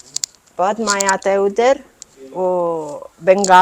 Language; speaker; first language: Hindi; non-native, learner; Italian